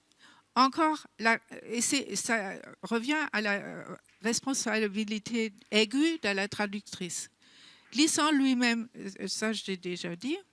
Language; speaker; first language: French; non-native, fluent; German